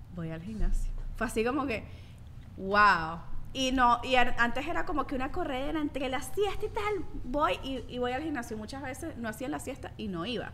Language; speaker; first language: Spanish; native; Spanish